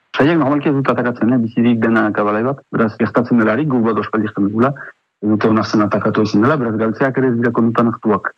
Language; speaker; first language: Basque; native; Basque